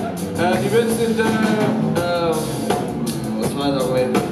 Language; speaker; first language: German; non-native, learner; Dutch